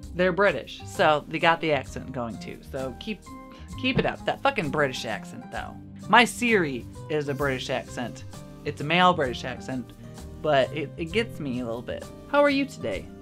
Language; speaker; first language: English; native; English